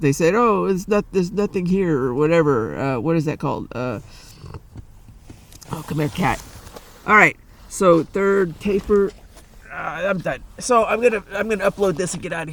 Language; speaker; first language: English; native; English